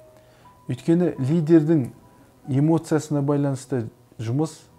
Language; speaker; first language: Kazakh; native; Kazakh